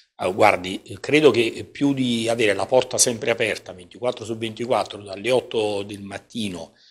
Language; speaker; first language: Italian; native; Italian